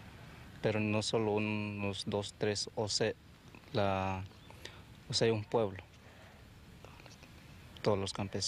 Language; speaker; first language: Spanish; non-native, local second language; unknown